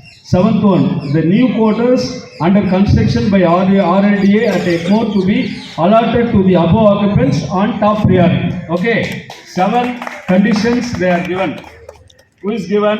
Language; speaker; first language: English; non-native, local second language; Tamil